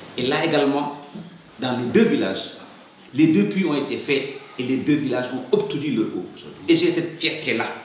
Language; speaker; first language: French; non-native, local second language; Wolof